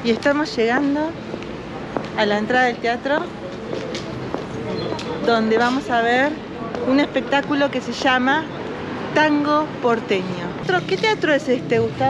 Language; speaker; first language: Spanish; native; Spanish